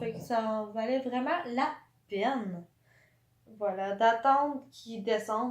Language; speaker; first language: French; native; French